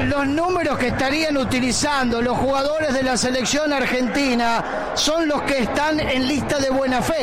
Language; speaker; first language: Spanish; native; Spanish